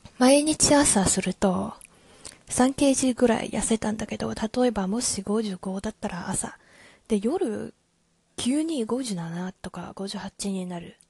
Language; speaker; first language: Japanese; non-native, learner; Chinese